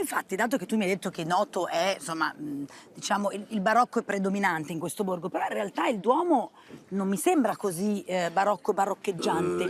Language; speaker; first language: Italian; native; Italian